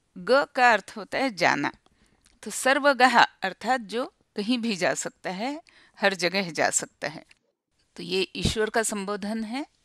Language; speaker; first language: Hindi; non-native, local second language; Marathi